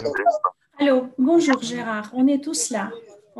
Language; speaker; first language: French; non-native, fluent; Russian